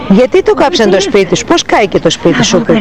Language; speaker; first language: Greek; native; Greek